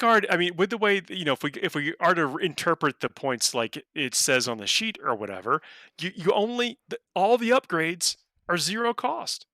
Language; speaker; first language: English; native; English